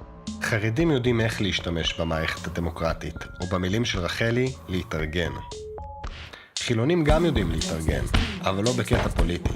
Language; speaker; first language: Hebrew; native; Hebrew